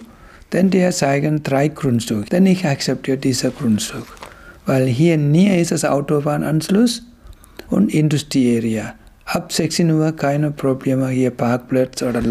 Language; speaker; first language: German; non-native, learner; Tamil